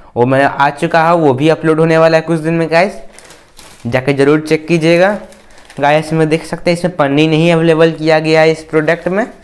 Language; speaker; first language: Hindi; native; Hindi